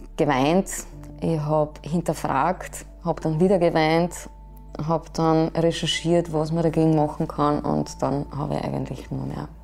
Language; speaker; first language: German; native; German